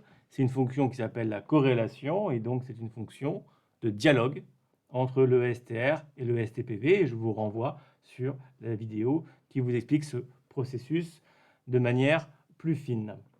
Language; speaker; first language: French; native; French